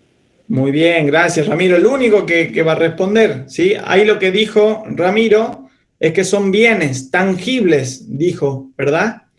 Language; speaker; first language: Spanish; native; Spanish